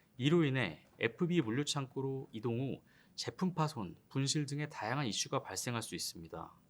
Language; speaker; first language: Korean; native; Korean